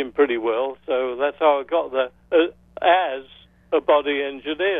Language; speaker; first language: English; native; English